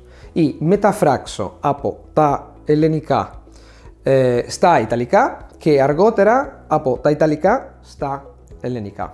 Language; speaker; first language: Greek; non-native, fluent; Italian